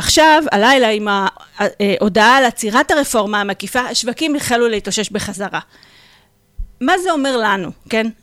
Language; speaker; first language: Hebrew; native; Hebrew